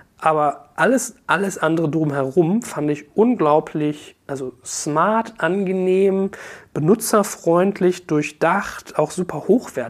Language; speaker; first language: German; native; German